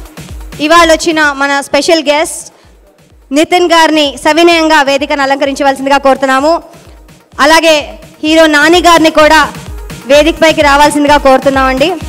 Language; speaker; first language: Telugu; native; Telugu